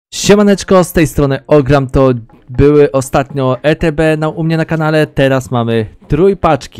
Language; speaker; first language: Polish; native; Polish